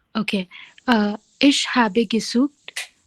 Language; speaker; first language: German; non-native, learner; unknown